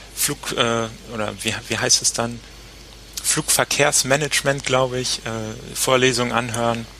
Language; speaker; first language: German; native; German